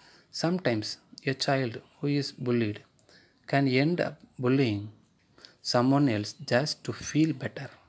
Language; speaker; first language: English; non-native, local second language; Tamil